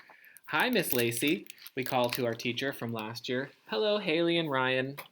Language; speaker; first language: English; native; English